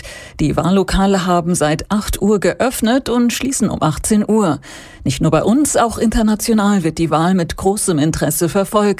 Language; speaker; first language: German; native; German